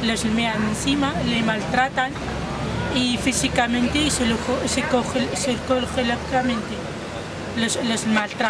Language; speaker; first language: Spanish; non-native, fluent; Arabic